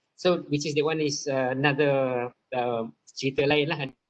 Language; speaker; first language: English; non-native, local second language; Malay